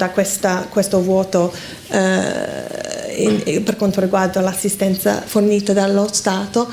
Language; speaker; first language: Italian; non-native, fluent; English